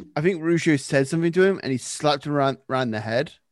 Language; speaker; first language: English; native; English